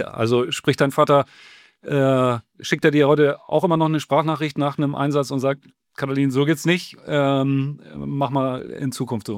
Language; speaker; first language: German; native; German